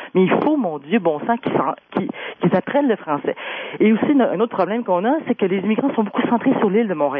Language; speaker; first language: French; native; French